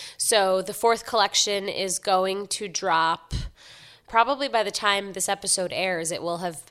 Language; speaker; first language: English; native; English